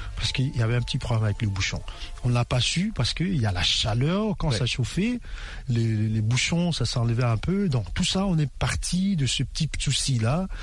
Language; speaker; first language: French; non-native, local second language; Lingala